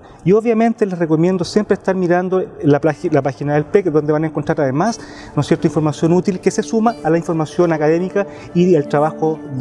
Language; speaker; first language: Spanish; native; Spanish